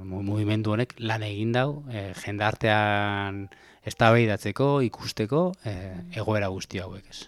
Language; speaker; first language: Basque; native; Basque